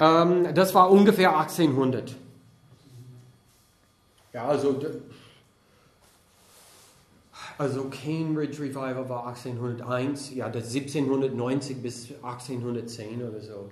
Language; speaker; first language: German; non-native, fluent; English